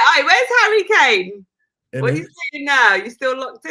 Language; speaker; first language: English; native; English